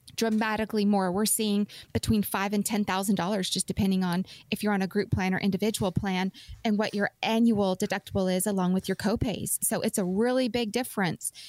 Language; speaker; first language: English; native; English